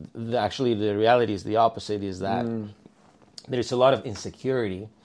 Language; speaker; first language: English; non-native, fluent; Spanish